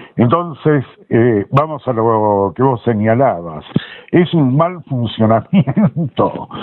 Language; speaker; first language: Spanish; native; Spanish